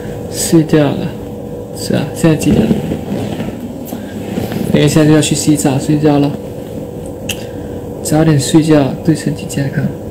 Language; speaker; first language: Chinese; non-native, fluent; Thai